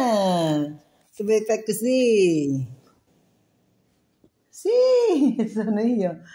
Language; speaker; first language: Italian; non-native, learner; Filipino